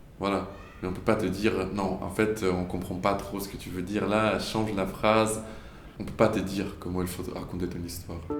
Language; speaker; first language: French; non-native, fluent; Russian